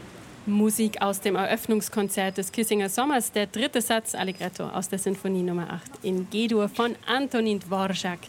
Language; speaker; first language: German; native; German